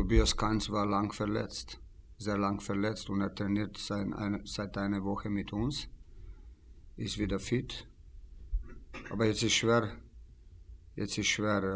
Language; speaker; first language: German; non-native, fluent; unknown